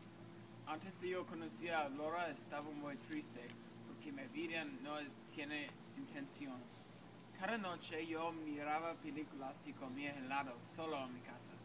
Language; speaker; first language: Spanish; non-native, learner; English